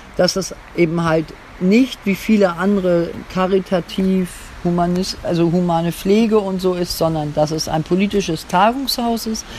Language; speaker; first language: German; native; German